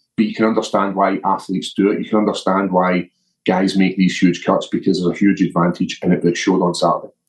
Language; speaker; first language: English; native; English